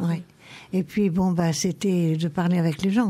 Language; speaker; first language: French; native; French